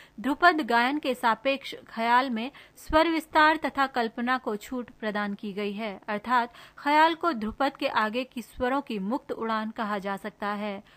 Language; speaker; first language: Hindi; native; Hindi